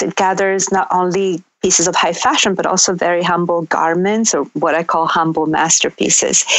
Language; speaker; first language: English; non-native, fluent; Italian